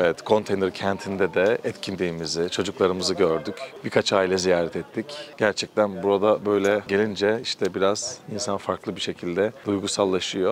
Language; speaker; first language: Turkish; native; Turkish